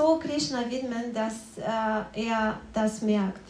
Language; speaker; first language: German; non-native, learner; Russian